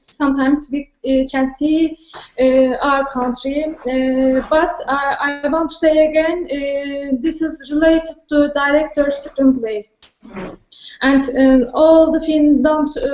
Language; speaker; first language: English; non-native, learner; Turkish